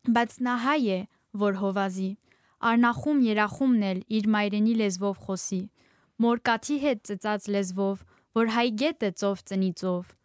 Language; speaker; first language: Armenian; early bilingual, heritage; Armenian